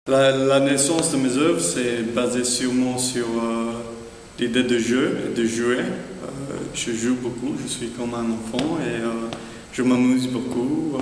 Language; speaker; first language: French; non-native, fluent; Spanish